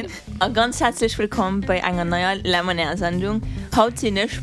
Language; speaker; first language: German; non-native, local second language; Luxembourgish